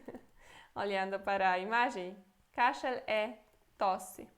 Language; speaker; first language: Portuguese; non-native, fluent; Polish